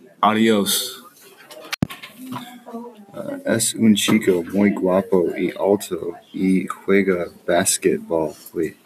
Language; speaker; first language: Spanish; non-native, learner; English